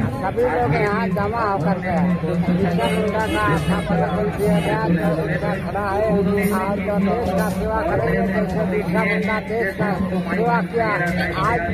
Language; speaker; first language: Hindi; non-native, local second language; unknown